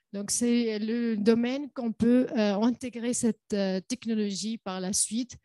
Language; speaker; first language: French; non-native, local second language; Arabic